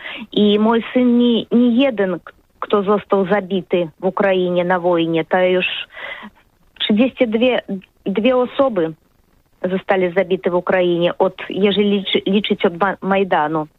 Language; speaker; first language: Polish; non-native, learner; Russian